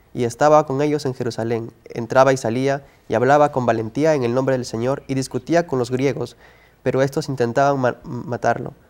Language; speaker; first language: Spanish; native; Spanish